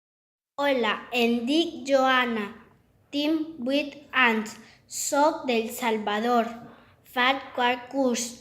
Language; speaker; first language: Catalan; non-native, learner; Spanish